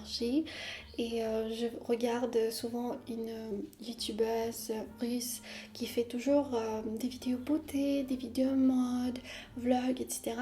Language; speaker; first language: French; non-native, fluent; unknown